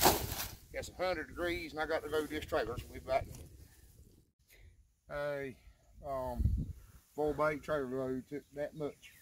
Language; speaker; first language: English; native; English